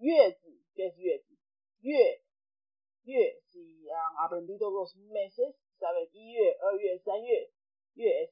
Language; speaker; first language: Spanish; non-native, fluent; Chinese